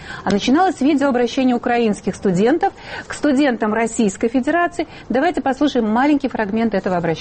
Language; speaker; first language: Russian; native; Russian